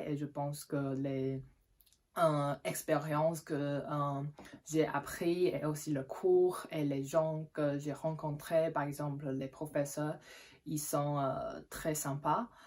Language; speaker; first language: French; non-native, fluent; Chinese